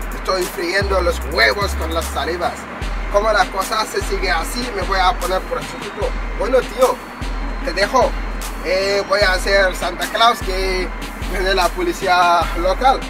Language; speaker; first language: Spanish; non-native, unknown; Wolof